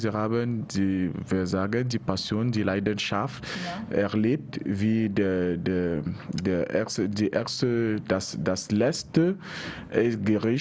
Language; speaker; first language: German; non-native, learner; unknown